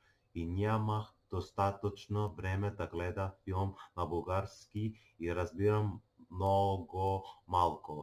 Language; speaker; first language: Bulgarian; non-native, learner; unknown